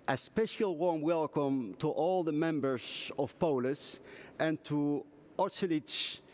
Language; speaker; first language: English; non-native, fluent; Dutch